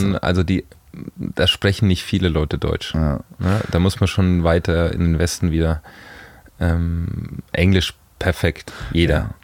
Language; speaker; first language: German; native; German